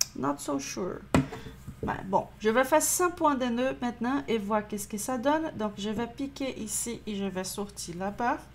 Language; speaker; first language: French; non-native, fluent; Portuguese